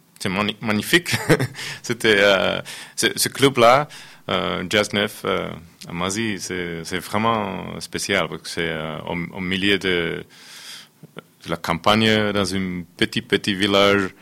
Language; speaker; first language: French; non-native, fluent; Finnish